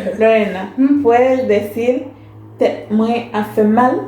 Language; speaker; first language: Spanish; non-native, fluent; Haitian Creole